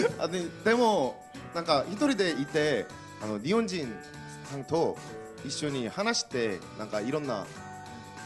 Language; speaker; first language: Japanese; non-native, learner; Korean